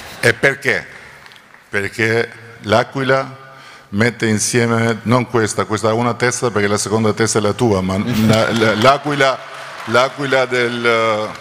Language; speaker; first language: Italian; non-native, fluent; Albanian